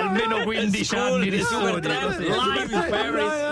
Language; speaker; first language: Italian; native; Italian